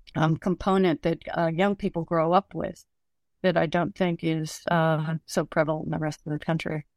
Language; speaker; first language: English; native; English